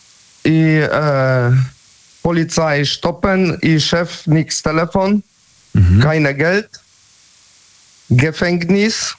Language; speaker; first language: German; non-native, learner; Polish